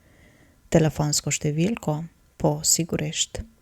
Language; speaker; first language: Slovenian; non-native, fluent; Albanian